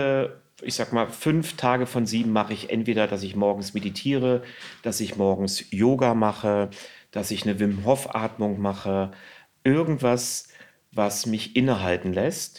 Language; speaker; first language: German; native; German